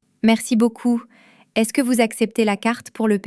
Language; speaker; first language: French; non-native, fluent; English